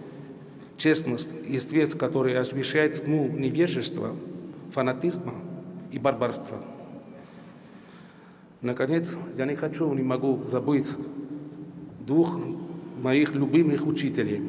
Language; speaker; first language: Russian; non-native, fluent; Spanish